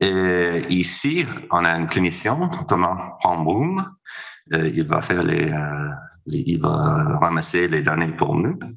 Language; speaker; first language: French; non-native, fluent; English